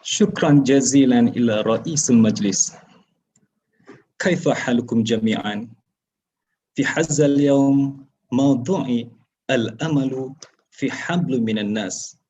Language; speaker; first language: Arabic; non-native, learner; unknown